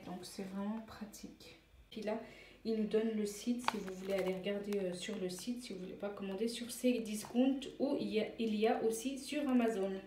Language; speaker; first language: French; native; French